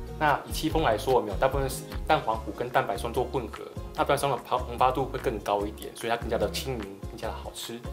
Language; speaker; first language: Chinese; native; Chinese